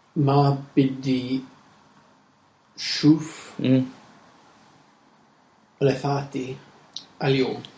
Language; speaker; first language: Arabic; non-native, learner; English